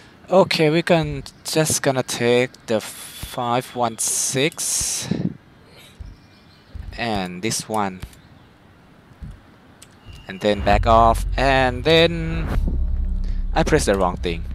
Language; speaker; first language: English; non-native, fluent; Thai